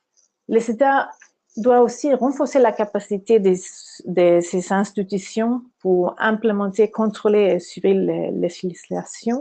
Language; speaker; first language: French; non-native, fluent; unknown